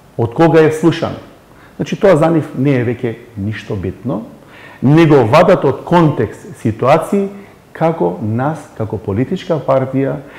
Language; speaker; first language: Macedonian; native; Macedonian